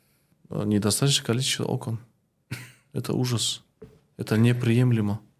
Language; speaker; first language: Russian; non-native, local second language; Tajik